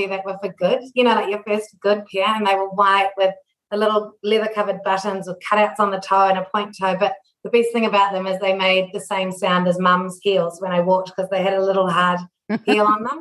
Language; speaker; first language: English; native; English